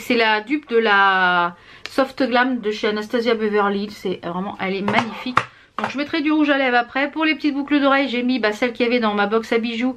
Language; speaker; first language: French; native; French